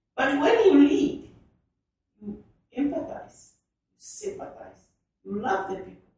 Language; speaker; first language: English; non-native, local second language; Nyanja